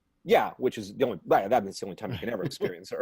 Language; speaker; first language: English; native; English